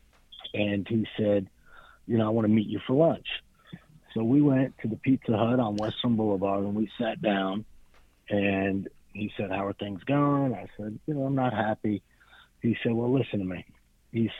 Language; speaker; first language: English; native; English